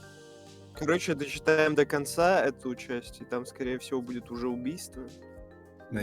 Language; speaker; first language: Russian; native; Russian